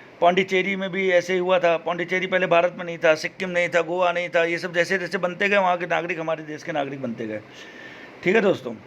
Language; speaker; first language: Hindi; native; Hindi